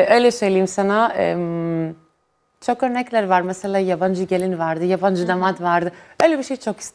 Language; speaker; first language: Turkish; non-native, fluent; Greek